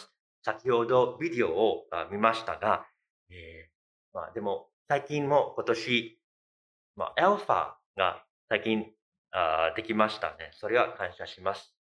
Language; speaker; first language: Japanese; non-native, fluent; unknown